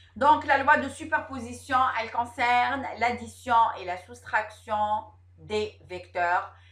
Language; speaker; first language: French; non-native, local second language; Arabic